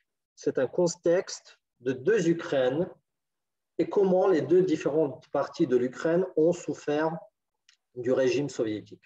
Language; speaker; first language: French; non-native, fluent; Ukrainian